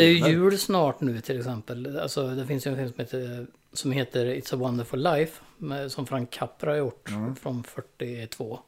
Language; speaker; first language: Swedish; native; Swedish